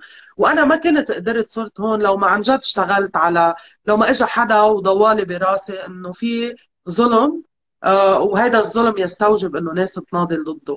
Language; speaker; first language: Arabic; native; Arabic